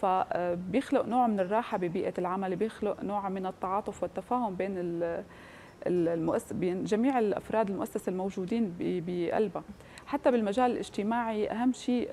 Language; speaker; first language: Arabic; native; Arabic